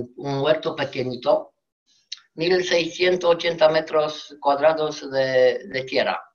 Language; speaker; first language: Spanish; non-native, fluent; Romanian